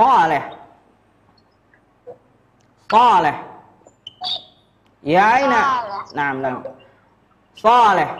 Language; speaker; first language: Arabic; non-native, fluent; Indonesian